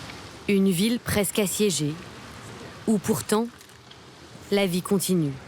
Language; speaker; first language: French; native; French